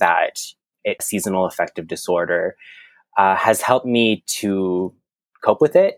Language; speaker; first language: English; non-native, fluent; French